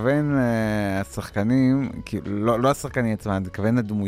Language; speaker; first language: Hebrew; native; Hebrew